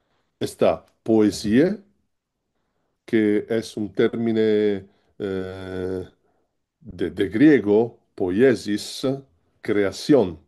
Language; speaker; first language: Spanish; non-native, learner; Italian